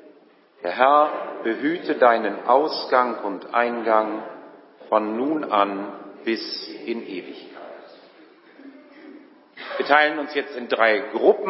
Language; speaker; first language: German; native; German